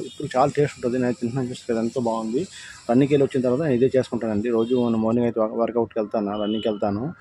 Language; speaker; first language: Telugu; non-native, local second language; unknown